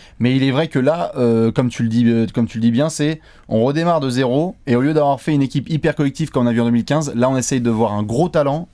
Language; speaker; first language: French; native; French